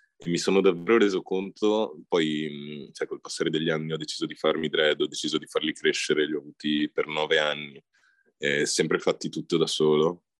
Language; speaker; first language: Italian; early bilingual, other home language; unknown